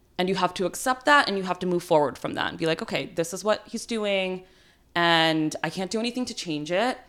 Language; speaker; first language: English; early bilingual, other home language; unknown